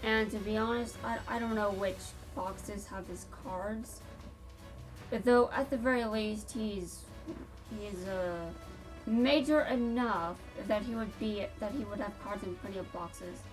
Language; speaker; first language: English; native; English